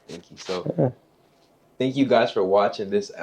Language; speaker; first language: English; native; English